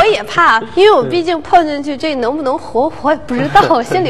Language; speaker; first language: Chinese; native; Chinese